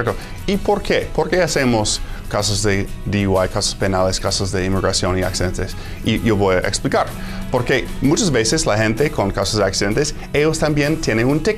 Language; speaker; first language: Spanish; non-native, fluent; English